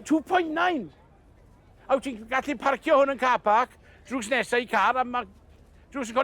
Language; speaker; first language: Welsh; native; Welsh